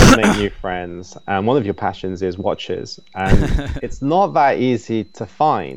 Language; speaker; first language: English; native; English